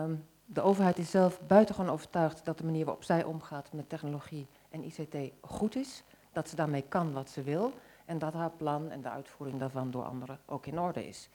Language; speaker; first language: Dutch; native; Dutch